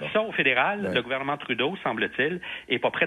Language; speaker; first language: French; native; French